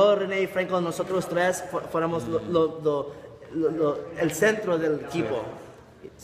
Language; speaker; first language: Spanish; early bilingual, heritage; Spanish